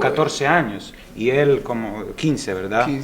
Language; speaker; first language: Spanish; non-native, learner; Italian